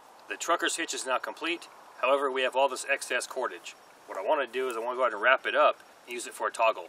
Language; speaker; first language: English; native; English